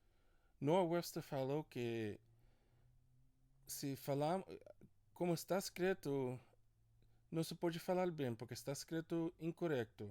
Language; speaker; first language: Portuguese; non-native, learner; English